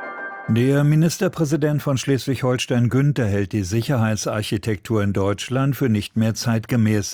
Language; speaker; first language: German; native; German